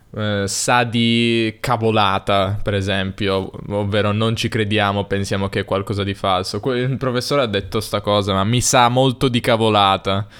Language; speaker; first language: Italian; native; Italian